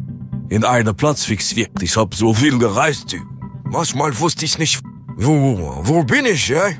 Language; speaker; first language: German; non-native, learner; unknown